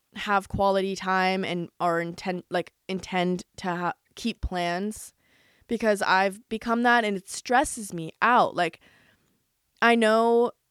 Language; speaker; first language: English; native; English